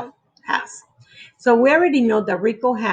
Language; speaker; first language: English; native; English